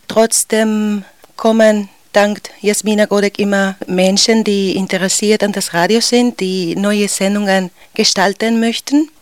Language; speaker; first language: German; non-native, fluent; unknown